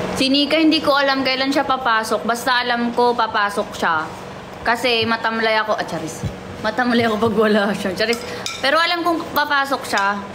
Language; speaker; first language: Filipino; non-native, local second language; Waray